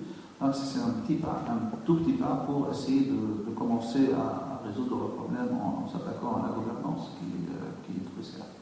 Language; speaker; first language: French; non-native, local second language; Arabic